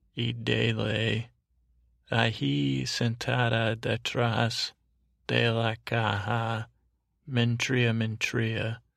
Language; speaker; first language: Spanish; non-native, learner; English